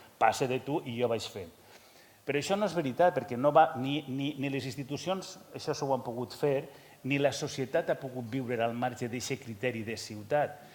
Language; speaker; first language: Catalan; native; Catalan